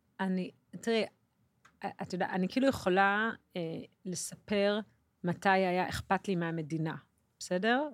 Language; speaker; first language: Hebrew; early bilingual, other home language; English